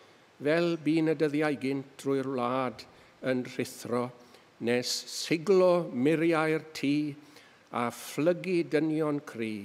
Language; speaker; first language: Welsh; native; Welsh